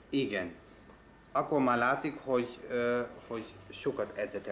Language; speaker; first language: Hungarian; non-native, fluent; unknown